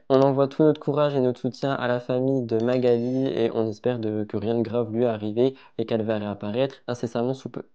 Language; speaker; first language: French; native; French